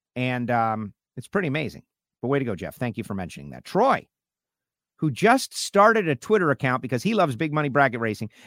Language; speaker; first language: English; native; English